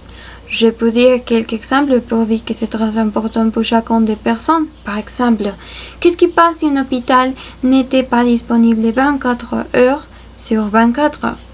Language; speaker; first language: French; non-native, fluent; Spanish